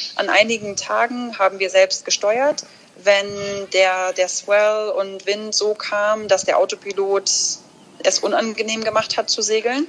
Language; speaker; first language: German; early bilingual, other home language; Russian